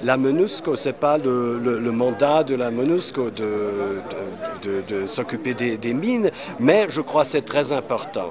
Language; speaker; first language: French; non-native, fluent; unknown